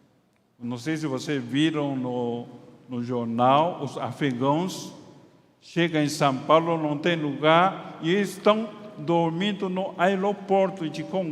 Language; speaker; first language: Portuguese; non-native, fluent; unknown